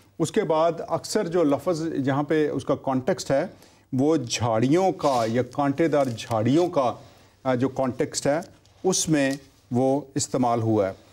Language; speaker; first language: Urdu; non-native, local second language; Punjabi